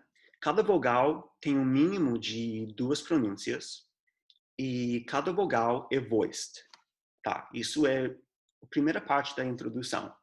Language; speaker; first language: Portuguese; non-native, fluent; English